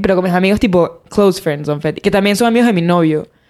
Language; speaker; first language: Spanish; native; Spanish